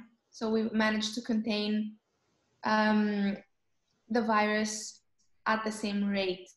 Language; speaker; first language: English; non-native, fluent; Greek